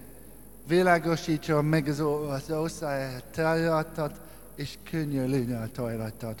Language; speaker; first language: Hungarian; non-native, learner; English